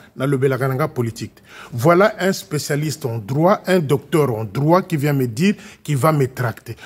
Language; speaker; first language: French; non-native, local second language; Lingala